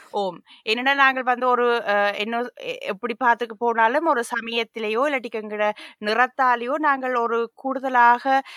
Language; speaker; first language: Tamil; early bilingual, heritage; Tamil